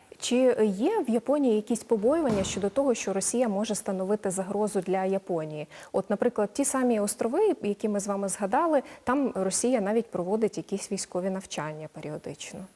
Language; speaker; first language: Ukrainian; native; Ukrainian